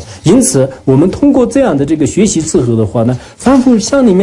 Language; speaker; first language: Chinese; non-native, local second language; Tibetan